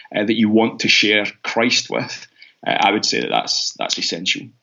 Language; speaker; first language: English; native; English